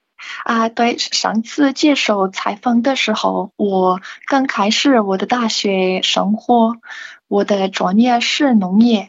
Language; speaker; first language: Chinese; non-native, learner; English